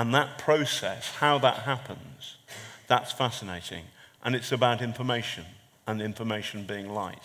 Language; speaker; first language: English; native; English